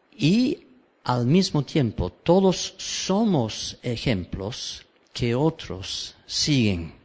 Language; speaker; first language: Spanish; non-native, fluent; English